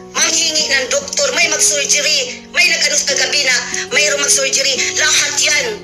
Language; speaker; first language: Filipino; non-native, local second language; Cebuano